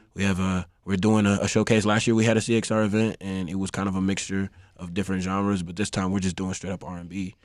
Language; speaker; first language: English; native; English